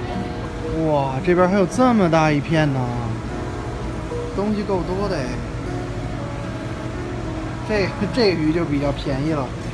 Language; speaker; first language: Chinese; native; Chinese